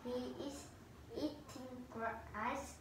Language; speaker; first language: English; non-native, learner; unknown